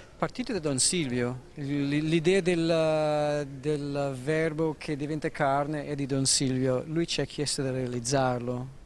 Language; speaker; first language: Italian; non-native, fluent; English